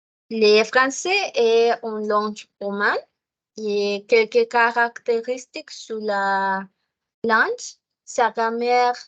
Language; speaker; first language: French; non-native, learner; Spanish